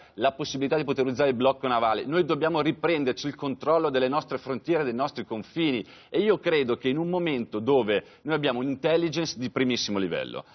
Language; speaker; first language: Italian; native; Italian